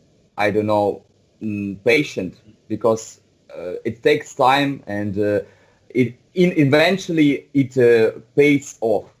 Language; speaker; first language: English; non-native, fluent; Russian